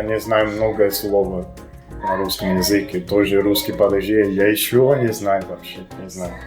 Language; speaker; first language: Russian; non-native, learner; Portuguese